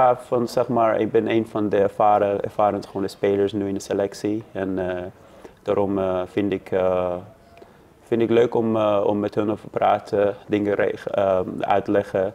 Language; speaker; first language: Dutch; non-native, learner; Persian